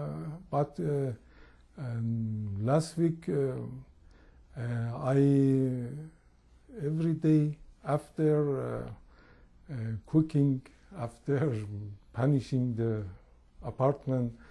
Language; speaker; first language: English; non-native, learner; Persian